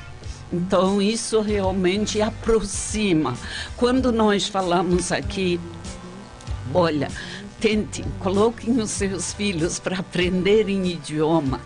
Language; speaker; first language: Portuguese; non-native, fluent; Persian